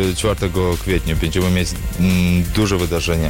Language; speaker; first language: Polish; non-native, learner; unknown